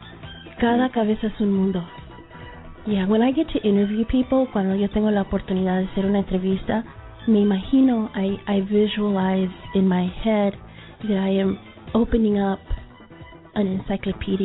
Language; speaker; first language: Spanish; early bilingual, heritage; Spanish